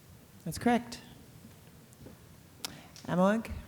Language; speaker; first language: English; native; English